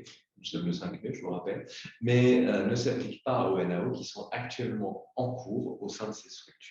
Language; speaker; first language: French; native; French